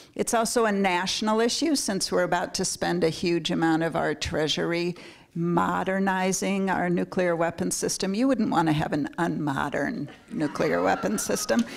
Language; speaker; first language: English; native; English